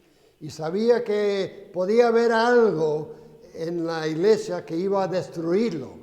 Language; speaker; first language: Spanish; non-native, fluent; English